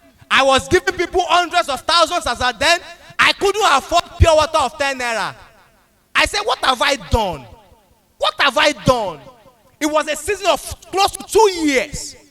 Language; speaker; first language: English; non-native, local second language; Yoruba